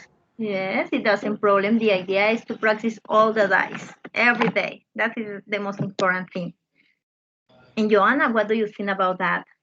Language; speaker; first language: English; non-native, fluent; Spanish